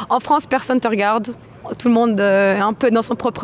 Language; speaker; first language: French; non-native, fluent; Italian